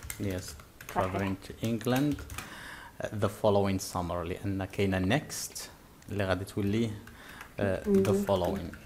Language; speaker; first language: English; non-native, fluent; Arabic